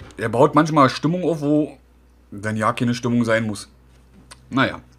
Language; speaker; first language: German; native; German